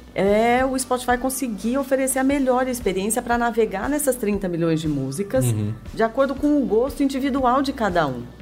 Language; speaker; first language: Portuguese; native; Portuguese